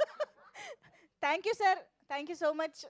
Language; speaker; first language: Telugu; native; Telugu